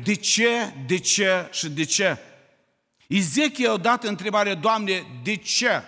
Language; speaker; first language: Romanian; non-native, local second language; Ukrainian